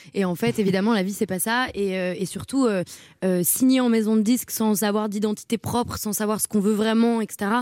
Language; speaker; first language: French; native; French